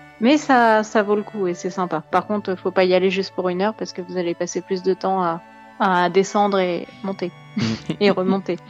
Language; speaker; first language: French; non-native, local second language; Portuguese